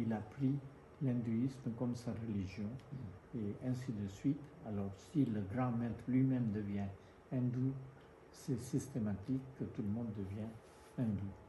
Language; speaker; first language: French; non-native, fluent; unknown